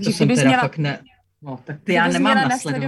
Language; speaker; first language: Czech; native; Czech